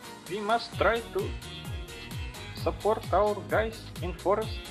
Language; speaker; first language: English; non-native, learner; Russian